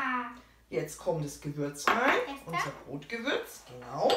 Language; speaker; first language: German; native; German